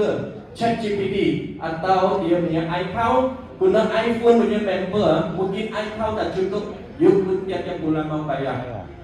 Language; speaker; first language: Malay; non-native, local second language; Chinese